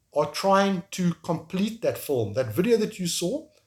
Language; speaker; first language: English; native; English